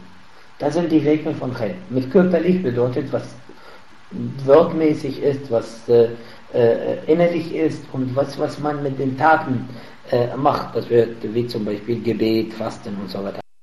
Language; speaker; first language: German; non-native, fluent; Arabic